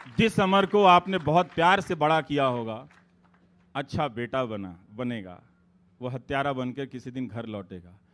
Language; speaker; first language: Hindi; native; Hindi